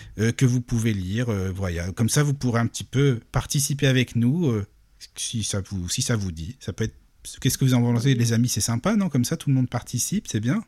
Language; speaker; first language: French; native; French